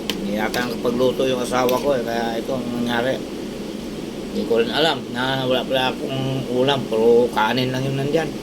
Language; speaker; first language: Filipino; non-native, local second language; Cebuano